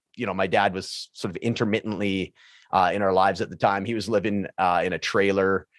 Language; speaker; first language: English; native; English